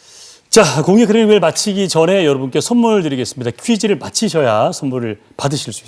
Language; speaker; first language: Korean; native; Korean